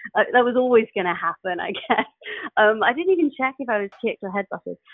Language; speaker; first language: English; native; English